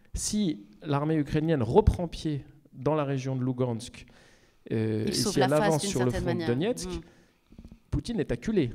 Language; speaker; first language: French; native; French